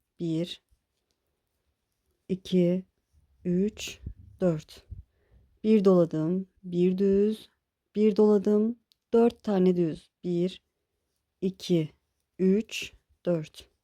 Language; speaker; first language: Turkish; native; Turkish